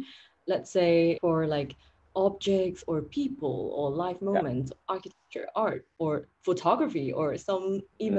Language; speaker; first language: English; non-native, local second language; Cantonese